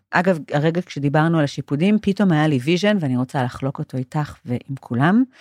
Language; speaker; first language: Hebrew; non-native, fluent; English